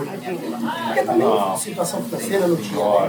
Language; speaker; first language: Portuguese; native; Portuguese